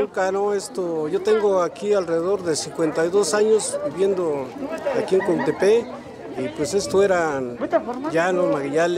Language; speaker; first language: Spanish; native; Spanish